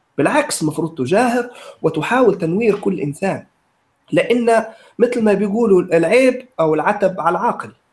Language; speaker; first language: Arabic; native; Arabic